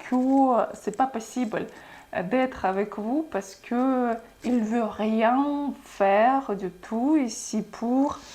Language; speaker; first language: French; non-native, fluent; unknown